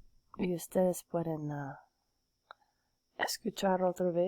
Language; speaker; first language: Spanish; non-native, fluent; English